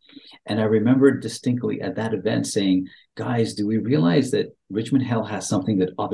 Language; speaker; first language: English; native; English